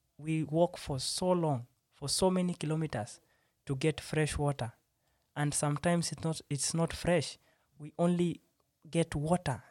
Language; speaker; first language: English; non-native, local second language; Swahili